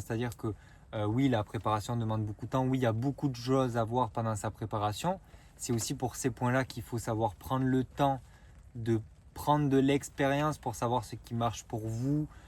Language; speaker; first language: French; native; French